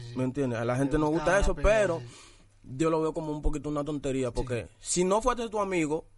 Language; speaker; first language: Spanish; early bilingual, other home language; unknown